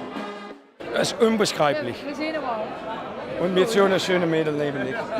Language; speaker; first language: German; non-native, learner; Dutch